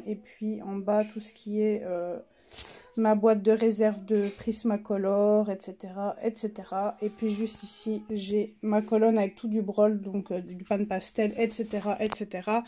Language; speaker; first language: French; native; French